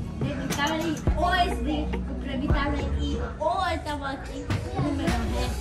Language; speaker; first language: Spanish; early bilingual, heritage; Spanish